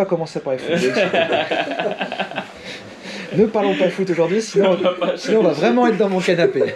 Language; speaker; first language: French; native; French